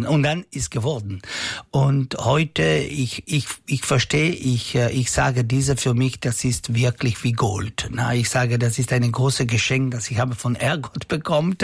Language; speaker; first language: German; non-native, learner; Italian